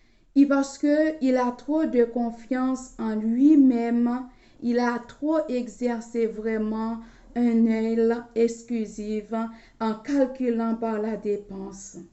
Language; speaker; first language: French; non-native, local second language; Haitian Creole